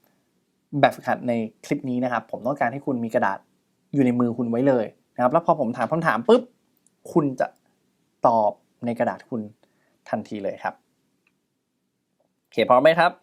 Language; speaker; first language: Thai; native; Thai